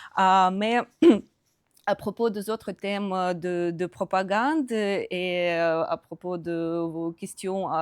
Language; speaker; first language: French; non-native, fluent; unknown